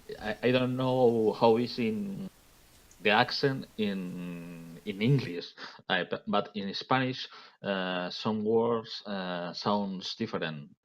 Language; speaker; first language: English; non-native, learner; Catalan